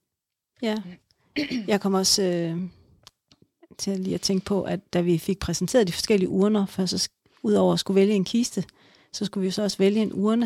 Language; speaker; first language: Danish; native; Danish